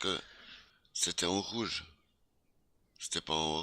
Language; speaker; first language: French; native; French